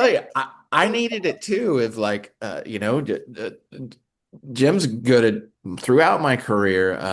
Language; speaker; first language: English; native; English